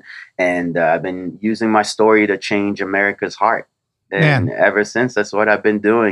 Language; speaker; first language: English; early bilingual, other home language; French